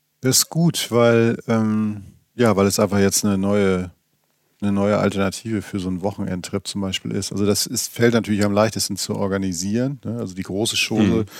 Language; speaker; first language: German; native; German